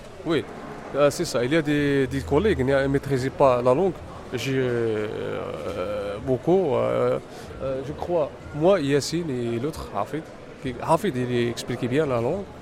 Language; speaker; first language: French; non-native, learner; Arabic